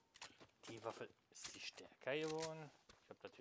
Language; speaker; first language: German; native; German